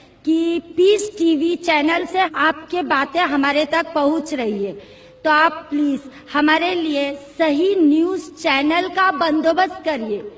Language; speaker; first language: Hindi; non-native, local second language; Marathi